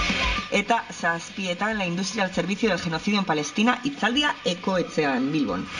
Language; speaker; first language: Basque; native; Basque